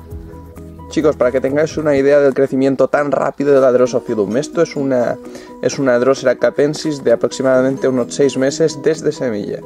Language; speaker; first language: Spanish; native; Spanish